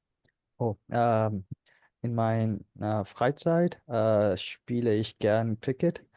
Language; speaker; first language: German; non-native, learner; Punjabi